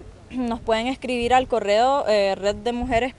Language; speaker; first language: Spanish; native; Spanish